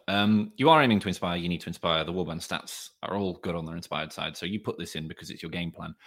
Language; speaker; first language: English; native; English